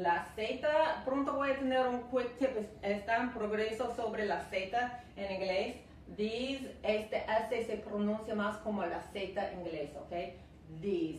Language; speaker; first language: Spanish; non-native, fluent; English